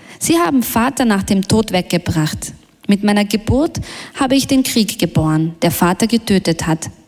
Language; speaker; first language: German; early bilingual, other home language; Bosnian